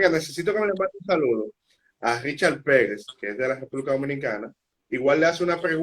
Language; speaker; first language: Spanish; native; Spanish